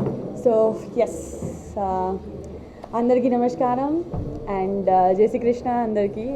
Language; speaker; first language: Telugu; non-native, learner; Gujarati